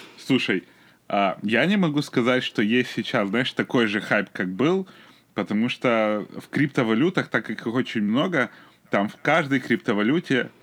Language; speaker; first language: Ukrainian; non-native, local second language; Russian